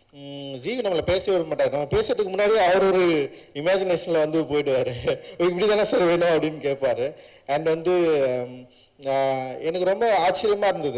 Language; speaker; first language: Tamil; native; Tamil